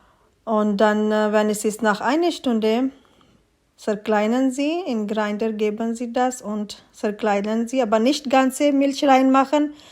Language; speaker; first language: German; non-native, learner; Urdu